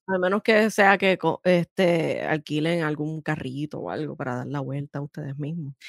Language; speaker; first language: Spanish; native; Spanish